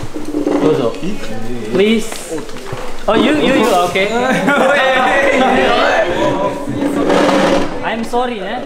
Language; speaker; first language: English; non-native, fluent; Indonesian